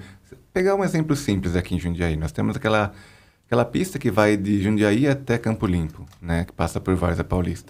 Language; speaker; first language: Portuguese; native; Portuguese